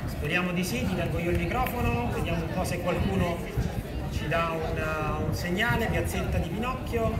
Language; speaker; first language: Italian; native; Italian